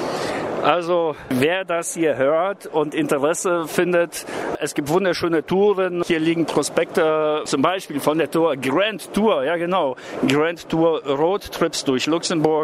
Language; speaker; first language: German; native; German